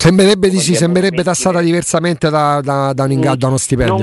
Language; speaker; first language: Italian; native; Italian